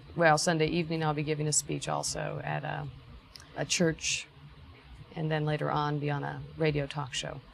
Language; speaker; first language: English; native; English